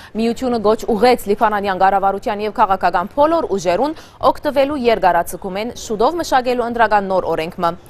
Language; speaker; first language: Armenian; early bilingual, heritage; Armenian